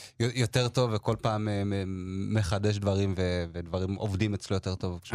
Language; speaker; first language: Hebrew; early bilingual, other home language; Amharic